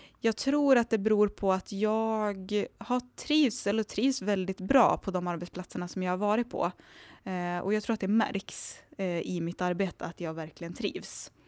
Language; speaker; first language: Swedish; native; Swedish